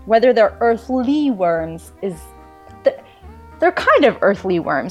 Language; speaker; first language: English; early bilingual, other home language; Tamil